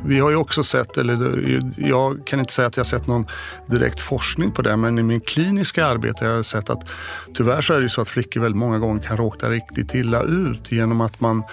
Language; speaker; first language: Swedish; native; Swedish